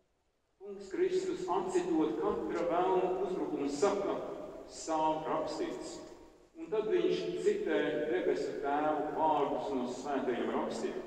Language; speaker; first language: Latvian; native; Latvian